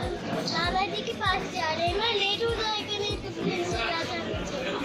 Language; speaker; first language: Hindi; native; Hindi